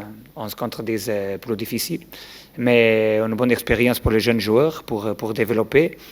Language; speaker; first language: French; non-native, learner; Portuguese